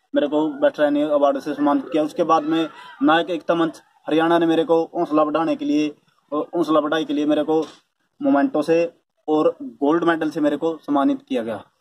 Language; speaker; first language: Hindi; native; Hindi